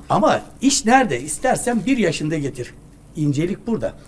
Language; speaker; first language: Turkish; native; Turkish